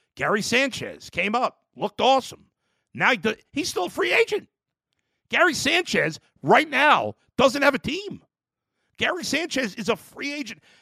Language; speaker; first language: English; native; English